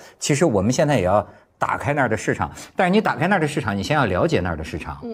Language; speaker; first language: Chinese; native; Chinese